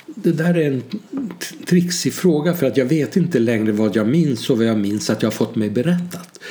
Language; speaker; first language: Swedish; early bilingual, other home language; Hungarian